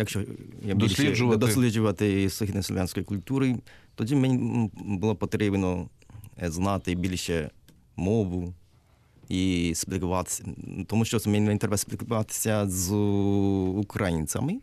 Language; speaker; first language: Ukrainian; non-native, learner; Japanese